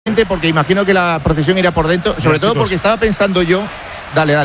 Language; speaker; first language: Spanish; native; Spanish